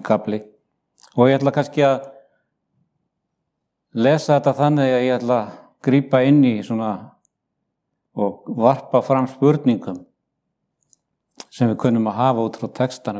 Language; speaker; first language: Icelandic; native; Icelandic